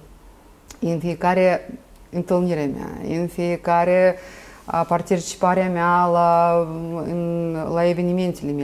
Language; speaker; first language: Romanian; non-native, local second language; Russian